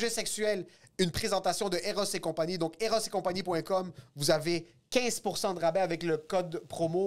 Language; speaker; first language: French; native; French